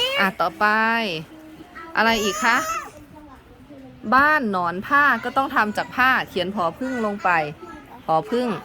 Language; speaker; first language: Thai; native; Thai